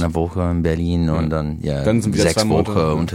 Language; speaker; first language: German; non-native, learner; English